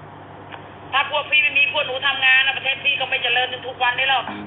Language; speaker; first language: Thai; non-native, fluent; Khmer